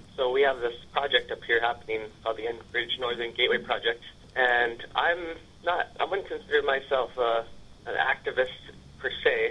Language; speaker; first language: English; native; English